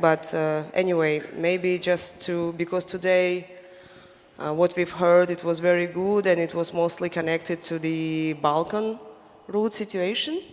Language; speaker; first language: English; non-native, fluent; Slovenian